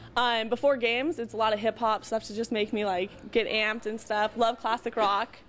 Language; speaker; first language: English; native; English